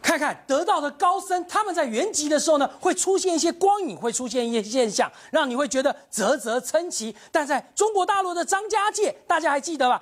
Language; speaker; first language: Chinese; native; Chinese